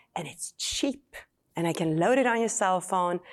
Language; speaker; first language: English; non-native, fluent; Swedish